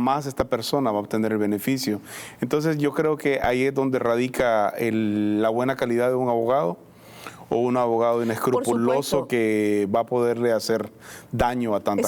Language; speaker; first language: Spanish; native; Spanish